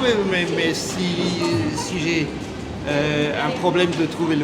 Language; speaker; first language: French; non-native, fluent; German